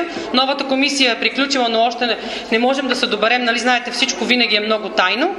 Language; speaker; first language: Bulgarian; native; Bulgarian